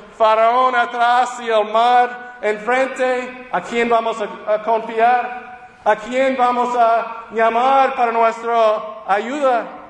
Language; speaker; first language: Spanish; non-native, fluent; English